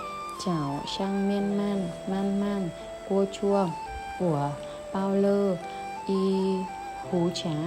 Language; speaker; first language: Chinese; non-native, learner; Vietnamese